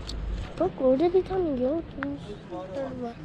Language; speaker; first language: Turkish; early bilingual, heritage; Turkish